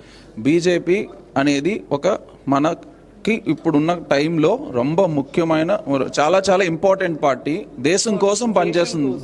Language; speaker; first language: Telugu; native; Telugu